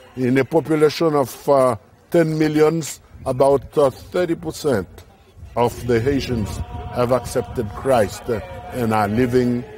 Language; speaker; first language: English; non-native, fluent; Haitian Creole